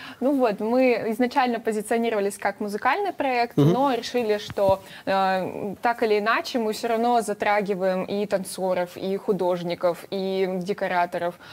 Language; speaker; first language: Russian; native; Russian